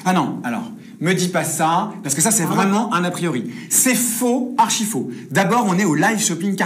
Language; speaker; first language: French; native; French